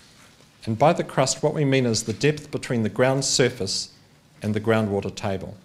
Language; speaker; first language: English; native; English